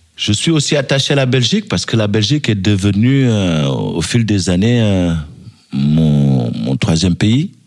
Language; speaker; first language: French; early bilingual, other home language; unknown